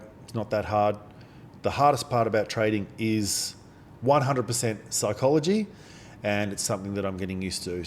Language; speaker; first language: English; native; English